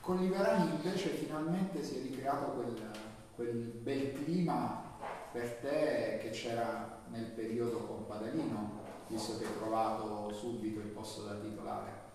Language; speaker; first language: Italian; native; Italian